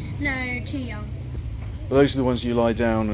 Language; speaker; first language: English; native; English